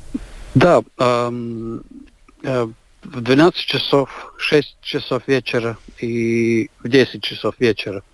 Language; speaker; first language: Russian; non-native, local second language; Latvian